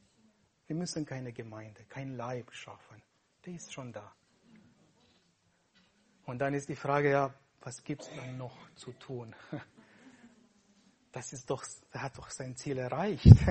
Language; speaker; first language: German; non-native, fluent; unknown